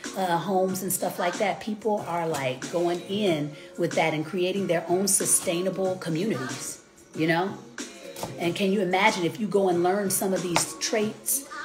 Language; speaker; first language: English; native; English